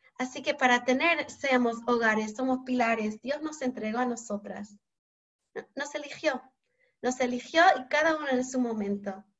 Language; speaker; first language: Spanish; non-native, fluent; English